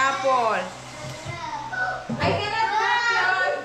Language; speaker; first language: English; non-native, local second language; Cebuano